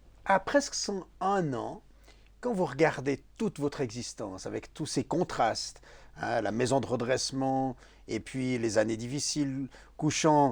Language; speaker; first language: French; native; French